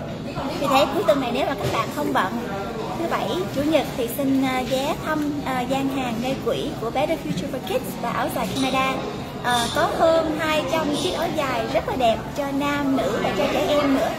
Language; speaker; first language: Vietnamese; early bilingual, heritage; Vietnamese